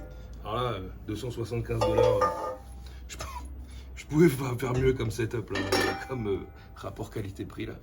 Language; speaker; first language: French; native; French